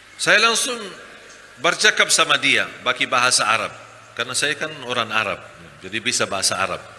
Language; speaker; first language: Malay; non-native, fluent; Arabic